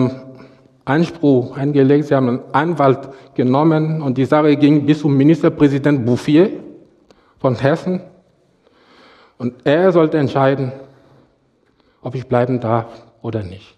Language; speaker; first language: German; non-native, fluent; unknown